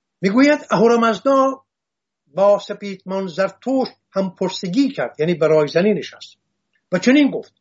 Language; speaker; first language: Persian; non-native, local second language; Assyrian Neo-Aramaic